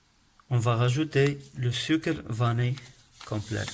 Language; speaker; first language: French; non-native, learner; Arabic